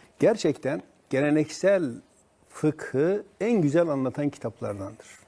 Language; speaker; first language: Turkish; native; Turkish